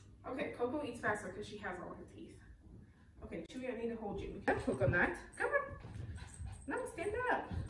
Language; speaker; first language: English; native; English